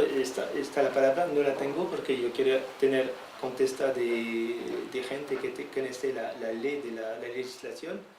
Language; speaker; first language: Spanish; non-native, learner; French